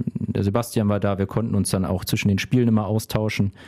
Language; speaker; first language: German; native; German